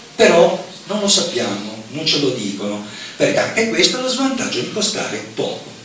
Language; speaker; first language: Italian; native; Italian